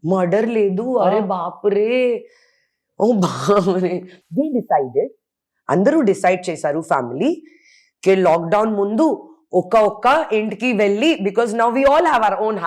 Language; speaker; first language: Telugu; non-native, fluent; Hindi